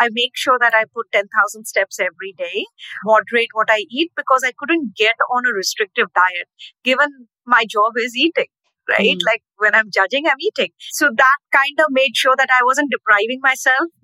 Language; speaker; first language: English; non-native, local second language; Hindi